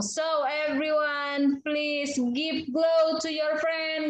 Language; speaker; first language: English; non-native, fluent; Indonesian